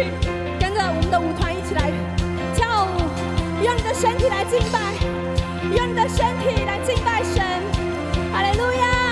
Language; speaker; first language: Chinese; native; Chinese